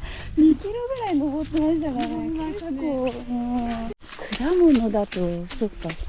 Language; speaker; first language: Japanese; native; Japanese